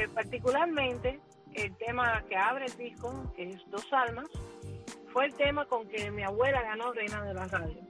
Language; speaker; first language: Spanish; early bilingual, other home language; English